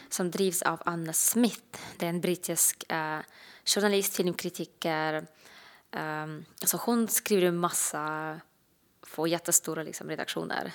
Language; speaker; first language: Swedish; non-native, fluent; Russian